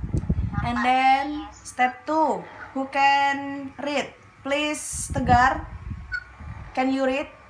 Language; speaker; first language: English; non-native, local second language; Indonesian